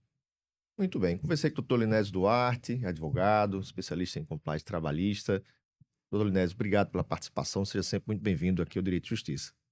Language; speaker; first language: Portuguese; native; Portuguese